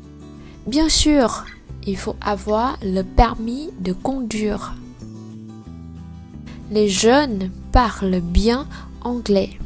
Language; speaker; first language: French; non-native, learner; Vietnamese